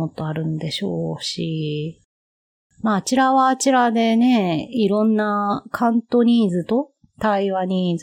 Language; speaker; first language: Japanese; native; Japanese